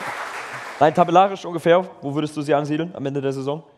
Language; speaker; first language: German; native; German